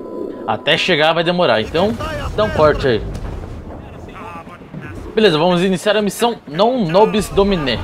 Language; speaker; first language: Portuguese; native; Portuguese